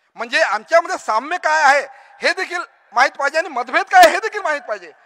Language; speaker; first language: Marathi; non-native, local second language; Urdu